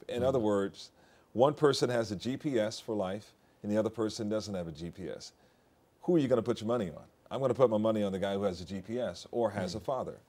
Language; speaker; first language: English; native; English